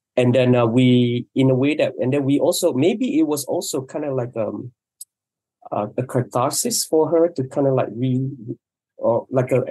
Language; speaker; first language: English; non-native, local second language; Malay